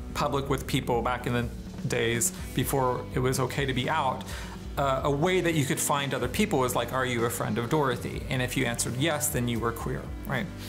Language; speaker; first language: English; native; English